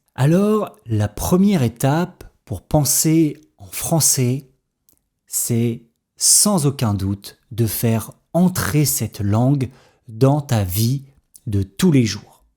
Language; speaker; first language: French; native; French